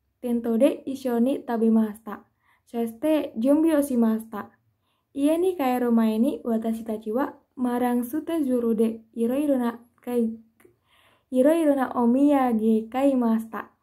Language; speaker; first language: Japanese; non-native, learner; Indonesian